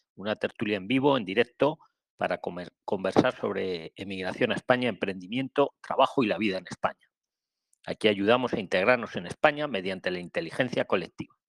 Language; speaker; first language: Spanish; native; Spanish